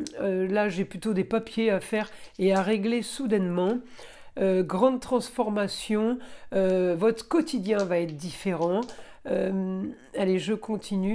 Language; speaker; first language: French; native; French